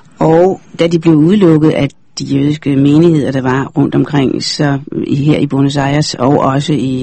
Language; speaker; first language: Danish; native; Danish